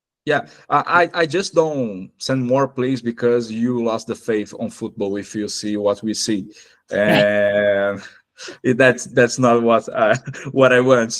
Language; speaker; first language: English; non-native, fluent; Portuguese